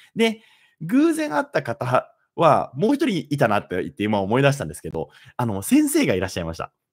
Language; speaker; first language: Japanese; native; Japanese